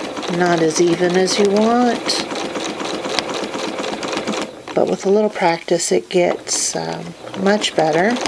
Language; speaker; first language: English; native; English